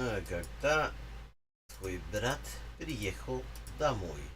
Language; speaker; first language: Russian; non-native, learner; English